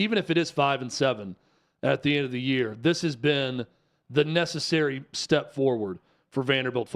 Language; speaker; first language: English; native; English